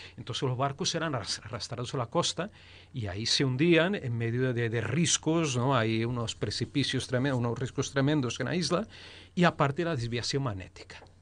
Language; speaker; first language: Spanish; early bilingual, heritage; Spanish